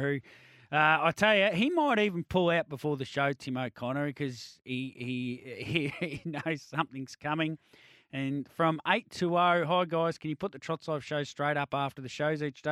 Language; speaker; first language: English; native; English